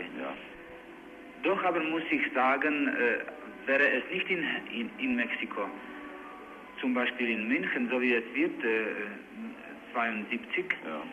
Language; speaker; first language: German; non-native, learner; Czech